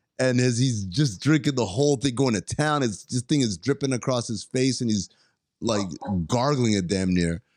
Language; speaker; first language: English; native; English